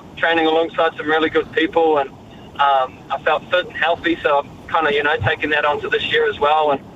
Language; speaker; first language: English; native; English